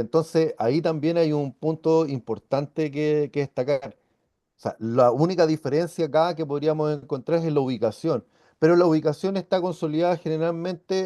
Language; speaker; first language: Spanish; native; Spanish